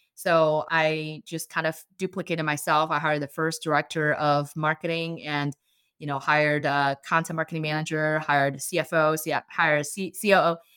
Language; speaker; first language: English; non-native, fluent; Chinese